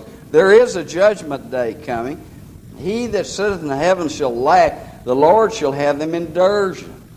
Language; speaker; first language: English; native; English